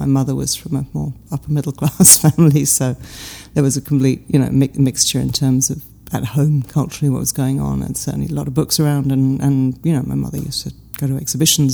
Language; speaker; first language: English; native; English